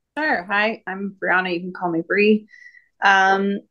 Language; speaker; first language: English; native; English